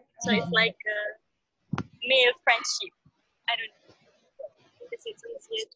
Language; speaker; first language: English; non-native, learner; Malay